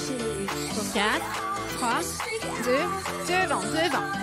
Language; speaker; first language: French; native; French